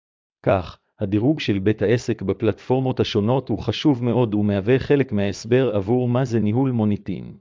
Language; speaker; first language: Hebrew; native; Hebrew